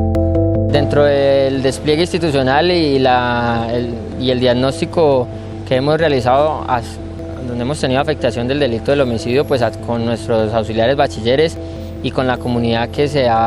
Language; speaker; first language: Spanish; native; Spanish